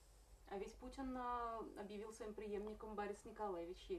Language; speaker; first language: Russian; native; Russian